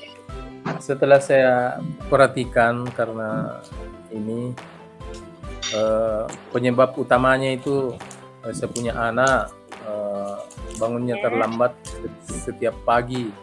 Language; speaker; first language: Indonesian; non-native, local second language; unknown